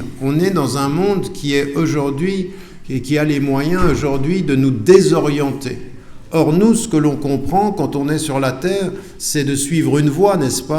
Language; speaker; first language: French; native; French